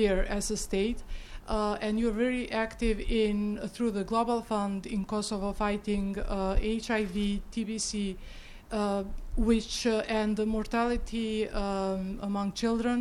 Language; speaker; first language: English; non-native, fluent; Albanian